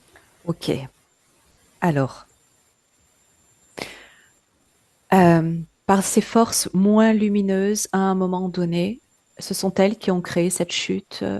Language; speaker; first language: French; native; French